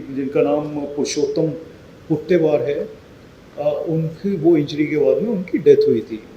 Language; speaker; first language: Hindi; non-native, local second language; Marathi